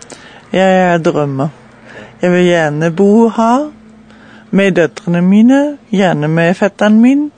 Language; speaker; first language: Norwegian; non-native, learner; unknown